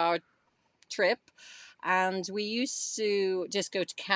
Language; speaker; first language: English; native; English